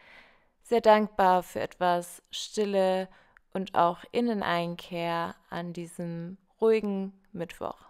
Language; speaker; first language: German; native; German